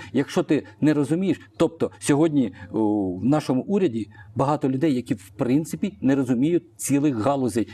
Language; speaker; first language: Ukrainian; non-native, local second language; Russian